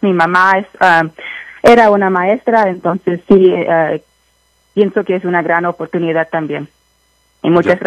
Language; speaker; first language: Spanish; early bilingual, heritage; Spanish